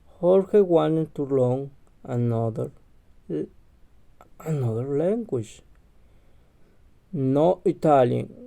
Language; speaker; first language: English; non-native, learner; Spanish